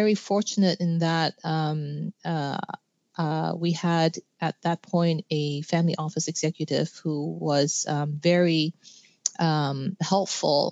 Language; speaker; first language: English; non-native, local second language; Cantonese